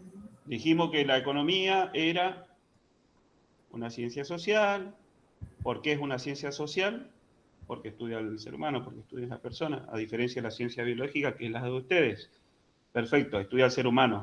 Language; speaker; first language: Spanish; native; Spanish